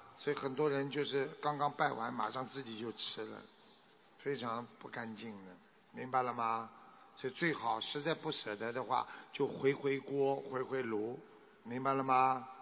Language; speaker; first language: Chinese; native; Chinese